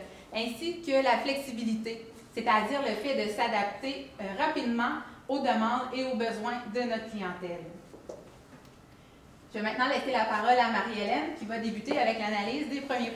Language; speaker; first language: French; native; French